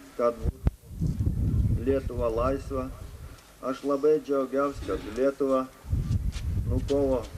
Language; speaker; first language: Lithuanian; early bilingual, other home language; Ukrainian